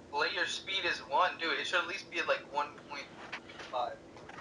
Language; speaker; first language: English; native; English